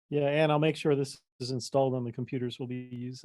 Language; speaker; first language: English; native; English